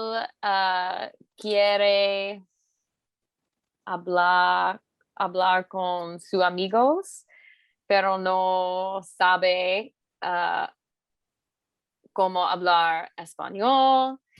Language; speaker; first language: Spanish; non-native, learner; English